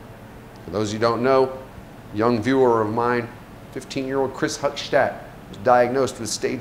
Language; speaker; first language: English; native; English